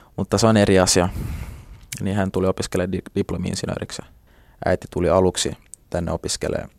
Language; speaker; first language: Finnish; early bilingual, other home language; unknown